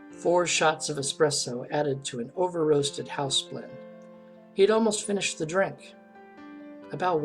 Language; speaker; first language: English; native; English